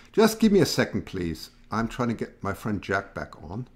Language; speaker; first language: English; native; English